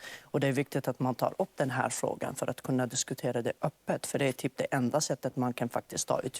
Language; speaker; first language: Swedish; non-native, fluent; Arabic